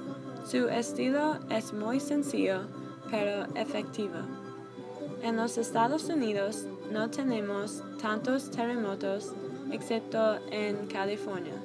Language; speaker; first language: Spanish; non-native, learner; English